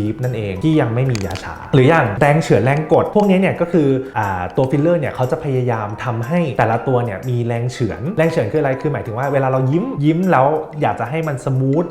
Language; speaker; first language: Thai; native; Thai